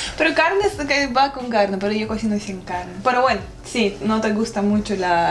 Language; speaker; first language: Spanish; non-native, fluent; Russian